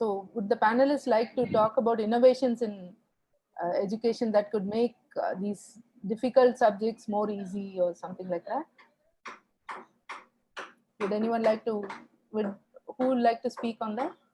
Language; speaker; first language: English; non-native, local second language; Tamil